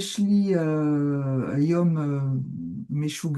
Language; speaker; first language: Hebrew; non-native, learner; French